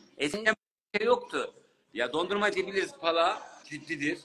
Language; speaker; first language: Turkish; native; Turkish